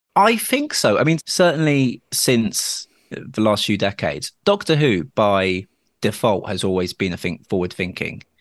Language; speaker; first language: English; native; English